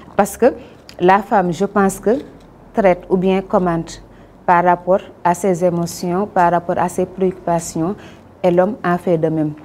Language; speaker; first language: French; non-native, local second language; Wolof